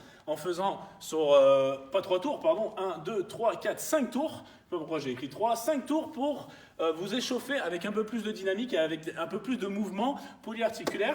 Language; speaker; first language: French; native; French